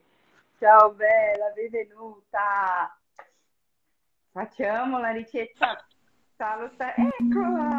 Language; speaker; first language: Italian; non-native, fluent; Portuguese